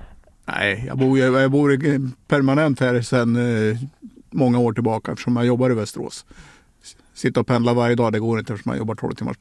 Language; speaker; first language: Swedish; native; Swedish